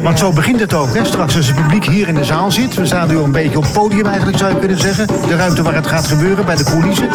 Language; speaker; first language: Dutch; native; Dutch